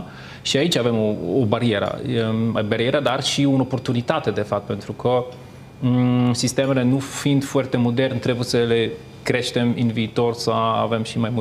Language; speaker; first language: Romanian; non-native, fluent; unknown